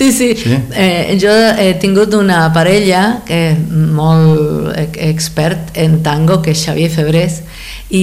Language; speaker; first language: Catalan; non-native, fluent; Spanish